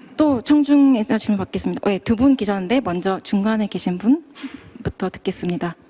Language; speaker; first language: Korean; native; Korean